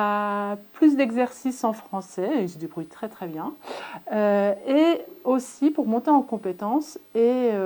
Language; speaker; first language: French; native; French